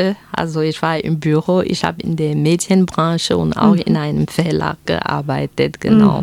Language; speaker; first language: German; non-native, fluent; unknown